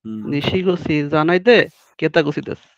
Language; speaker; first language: Japanese; non-native, learner; Bangla